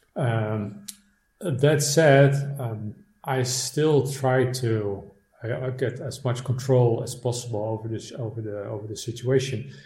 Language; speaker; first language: English; non-native, fluent; Dutch